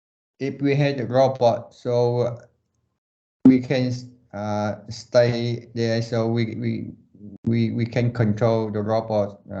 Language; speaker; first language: English; non-native, learner; Vietnamese